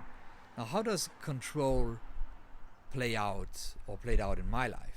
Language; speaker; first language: English; non-native, fluent; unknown